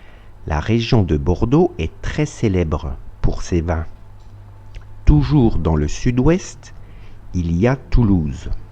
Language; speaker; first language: French; non-native, fluent; Russian